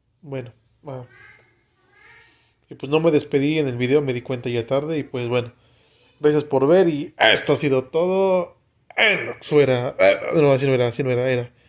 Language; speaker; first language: Spanish; native; Spanish